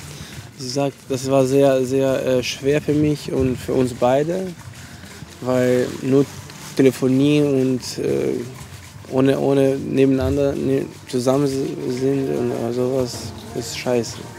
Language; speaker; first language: German; non-native, fluent; Albanian